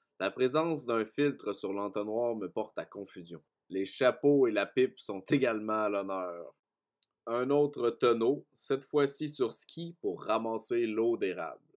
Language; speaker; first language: French; native; French